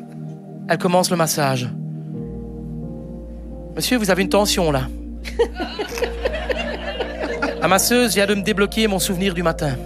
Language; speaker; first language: French; native; French